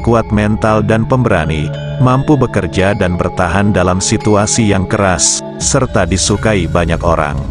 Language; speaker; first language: Indonesian; non-native, local second language; Javanese